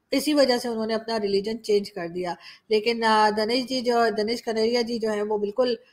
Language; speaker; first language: Hindi; native; Hindi